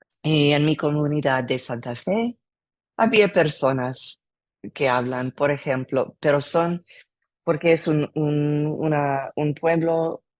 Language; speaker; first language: Spanish; non-native, learner; English